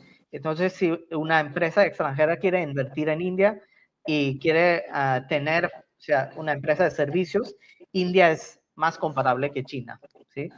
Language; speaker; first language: Spanish; non-native, fluent; Tamil